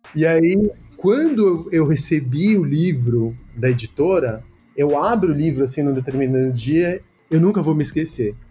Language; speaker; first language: Portuguese; early bilingual, other home language; Spanish